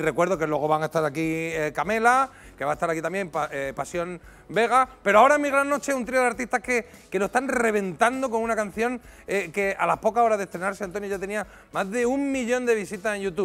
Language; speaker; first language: Spanish; native; Spanish